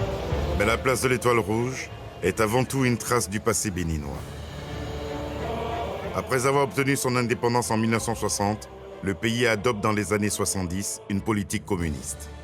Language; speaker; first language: French; native; French